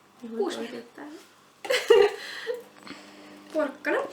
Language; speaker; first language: Finnish; non-native, learner; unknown